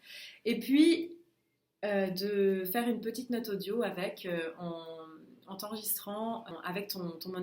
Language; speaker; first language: French; native; French